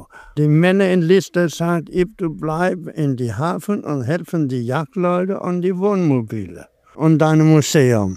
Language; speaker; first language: German; non-native, learner; Danish